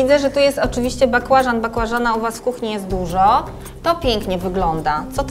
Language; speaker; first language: Polish; native; Polish